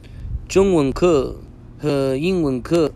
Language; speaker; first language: Chinese; non-native, learner; English